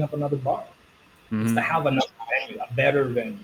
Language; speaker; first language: English; non-native, local second language; Filipino